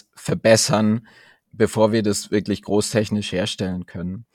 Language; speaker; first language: German; native; German